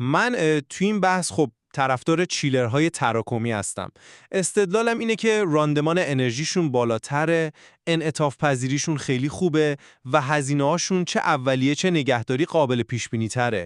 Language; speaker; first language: Persian; native; Persian